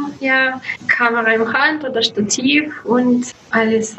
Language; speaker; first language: German; non-native, learner; Russian